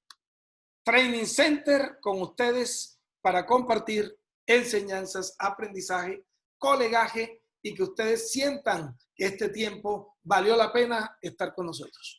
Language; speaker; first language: Spanish; native; Spanish